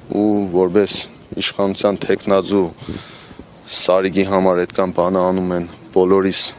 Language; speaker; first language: Armenian; native; Armenian